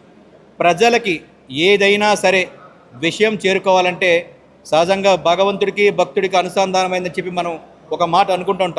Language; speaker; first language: Telugu; native; Telugu